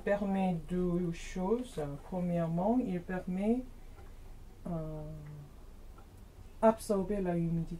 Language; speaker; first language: French; non-native, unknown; Korean